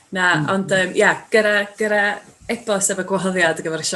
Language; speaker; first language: Welsh; native; Welsh